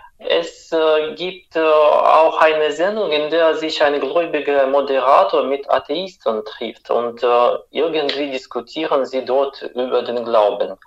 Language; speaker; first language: German; non-native, fluent; Russian